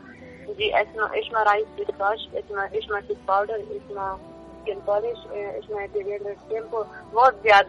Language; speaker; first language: Hindi; non-native, local second language; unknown